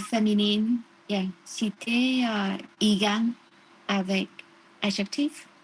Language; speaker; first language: French; non-native, learner; Vietnamese